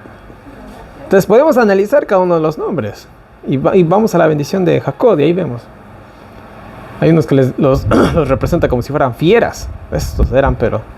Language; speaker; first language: Spanish; native; Spanish